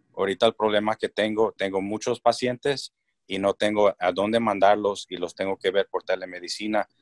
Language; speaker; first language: Spanish; early bilingual, heritage; Spanish